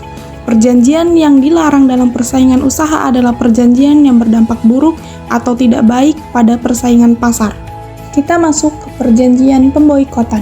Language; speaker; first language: Indonesian; native; Indonesian